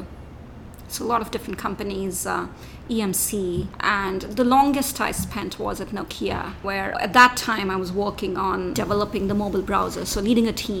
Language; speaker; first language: English; non-native, local second language; Hindi